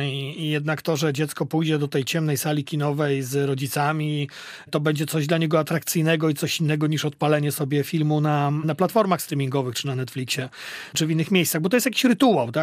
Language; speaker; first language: Polish; native; Polish